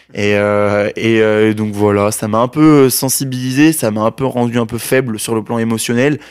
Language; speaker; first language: French; native; French